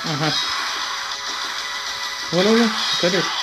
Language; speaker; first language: Turkish; native; Turkish